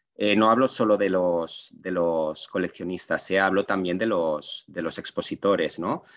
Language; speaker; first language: Spanish; non-native, local second language; Catalan